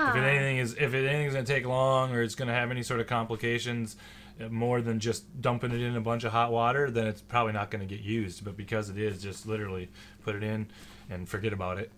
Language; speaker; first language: English; native; English